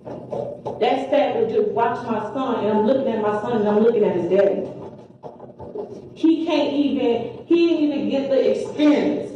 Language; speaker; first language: English; native; English